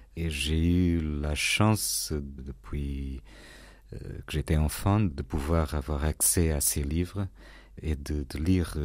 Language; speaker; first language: French; non-native, fluent; Portuguese